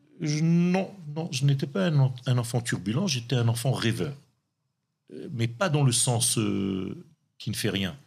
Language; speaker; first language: French; non-native, local second language; Hebrew